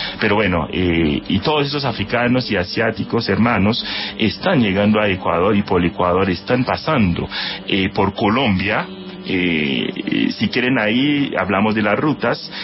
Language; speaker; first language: Spanish; non-native, fluent; Haitian Creole